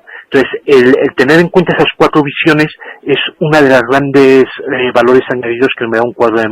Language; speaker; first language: Spanish; native; Spanish